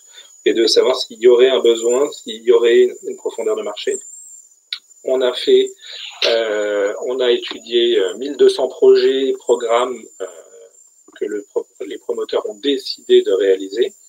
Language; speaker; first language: French; native; French